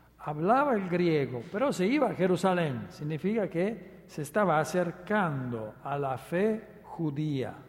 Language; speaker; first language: Spanish; non-native, fluent; Italian